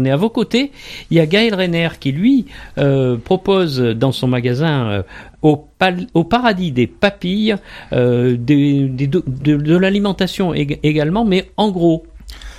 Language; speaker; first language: French; native; French